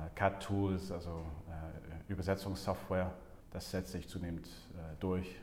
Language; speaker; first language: German; non-native, fluent; English